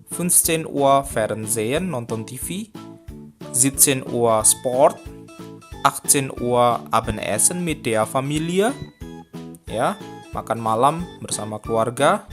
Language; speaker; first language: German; non-native, fluent; Indonesian